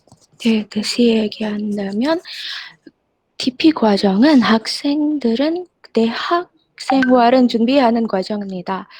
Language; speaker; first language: Korean; non-native, fluent; Indonesian